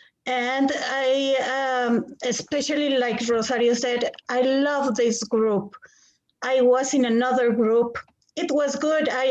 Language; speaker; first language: English; non-native, fluent; Spanish